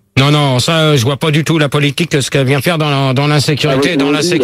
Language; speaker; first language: French; native; French